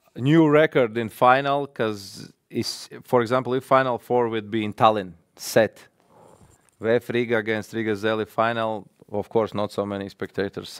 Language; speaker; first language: English; non-native, fluent; Latvian